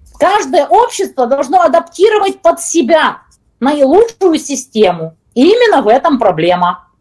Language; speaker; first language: Russian; native; Russian